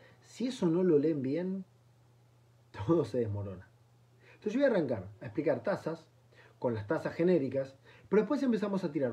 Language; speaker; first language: Spanish; native; Spanish